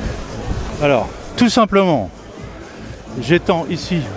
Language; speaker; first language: French; native; French